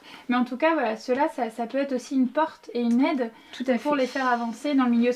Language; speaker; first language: French; native; French